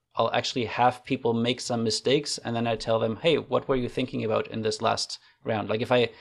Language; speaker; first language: English; non-native, fluent; German